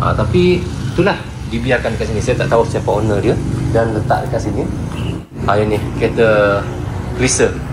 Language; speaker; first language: Malay; native; Malay